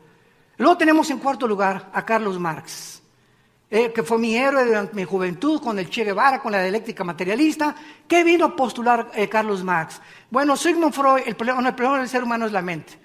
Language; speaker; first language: Spanish; native; Spanish